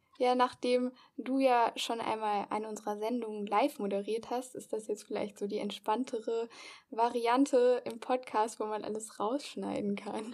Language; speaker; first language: German; native; German